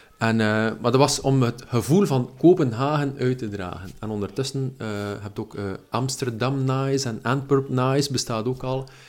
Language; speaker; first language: Dutch; native; Dutch